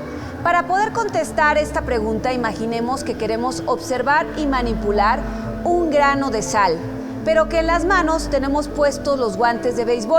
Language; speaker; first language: Spanish; native; Spanish